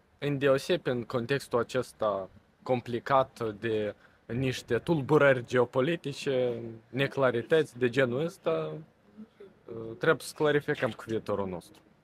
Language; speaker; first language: Romanian; non-native, local second language; Russian